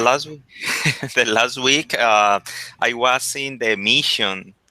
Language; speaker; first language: English; non-native, learner; Spanish